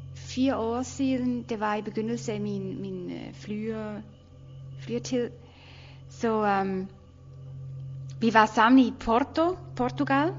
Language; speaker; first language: Danish; non-native, learner; German